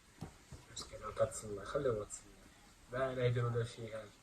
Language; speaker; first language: Arabic; native; Arabic